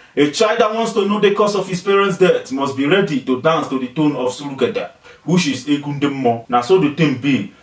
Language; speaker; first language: Nigerian Pidgin; non-native, local second language; Igbo